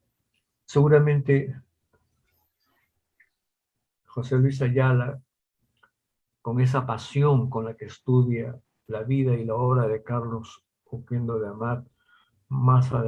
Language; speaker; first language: Spanish; native; Spanish